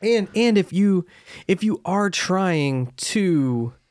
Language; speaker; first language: English; native; English